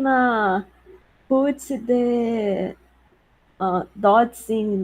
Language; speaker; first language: English; non-native, learner; Portuguese